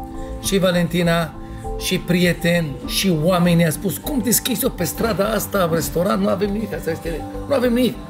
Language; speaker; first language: Romanian; non-native, fluent; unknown